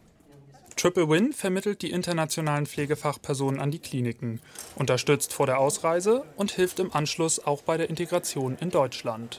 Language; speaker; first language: German; native; German